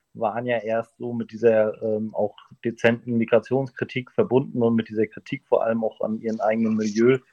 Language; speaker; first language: German; native; German